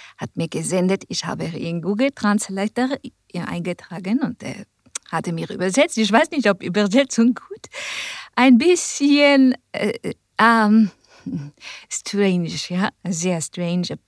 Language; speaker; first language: German; non-native, learner; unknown